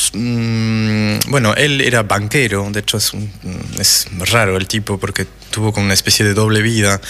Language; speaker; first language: Spanish; non-native, fluent; French